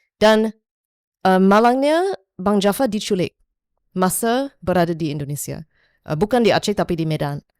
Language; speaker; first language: Malay; non-native, local second language; English